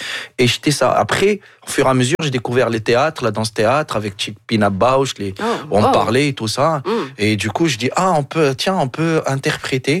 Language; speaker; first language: French; non-native, local second language; Arabic